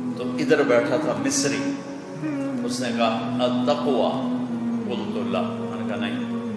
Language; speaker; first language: Urdu; non-native, local second language; Punjabi